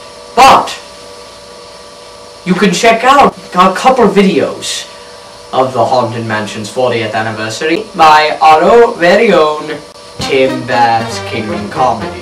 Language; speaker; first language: English; native; English